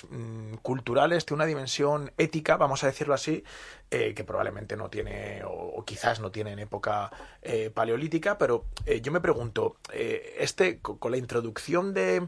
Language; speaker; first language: Spanish; native; Spanish